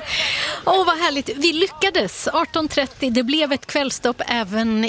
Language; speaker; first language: Swedish; native; Swedish